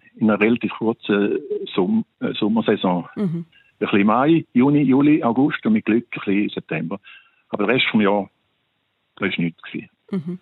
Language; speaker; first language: German; native; German